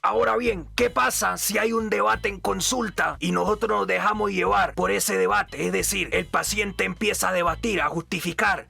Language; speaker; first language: Spanish; native; Spanish